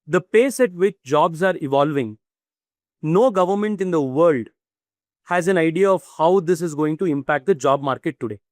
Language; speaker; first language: English; non-native, local second language; Kannada